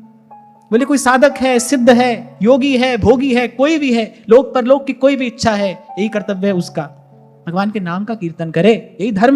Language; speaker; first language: Hindi; native; Hindi